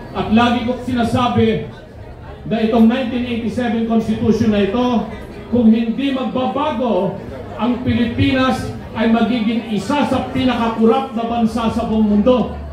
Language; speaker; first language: Filipino; non-native, local second language; Iloko